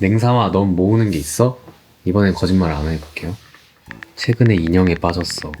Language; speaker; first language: Korean; native; Korean